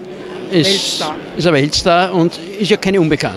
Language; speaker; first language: German; native; German